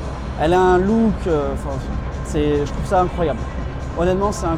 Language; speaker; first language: French; native; French